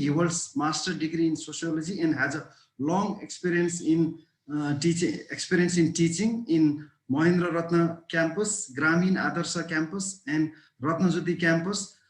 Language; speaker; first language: English; non-native, local second language; Nepali